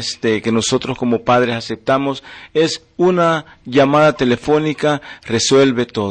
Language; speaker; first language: Spanish; native; Spanish